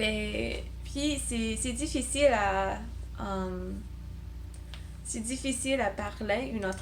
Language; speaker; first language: French; non-native, learner; English